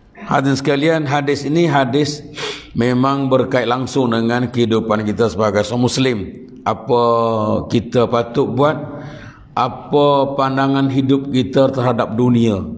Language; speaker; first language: Malay; native; Malay